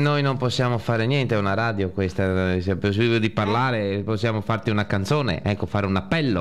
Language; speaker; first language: Italian; native; Italian